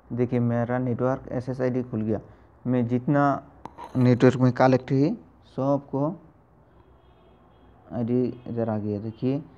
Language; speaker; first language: Hindi; non-native, learner; Bangla